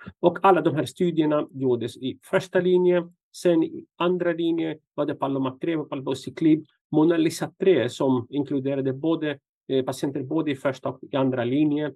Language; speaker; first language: Swedish; non-native, fluent; Greek